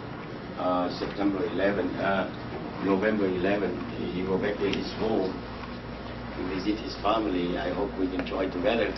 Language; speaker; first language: English; non-native, learner; Vietnamese